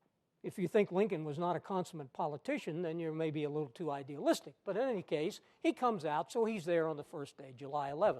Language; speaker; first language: English; native; English